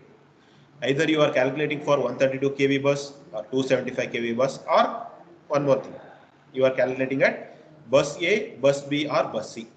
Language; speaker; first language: English; non-native, local second language; Kannada